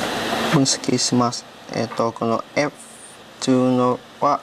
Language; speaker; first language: Japanese; non-native, learner; Vietnamese